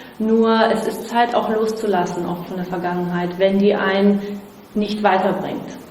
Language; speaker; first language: German; non-native, fluent; Portuguese